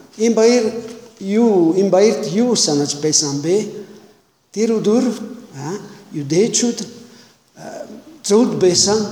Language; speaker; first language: Mongolian; non-native, learner; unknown